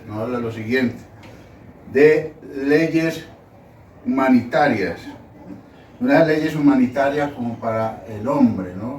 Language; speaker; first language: Spanish; native; Spanish